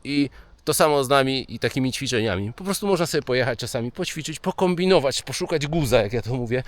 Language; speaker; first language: Polish; native; Polish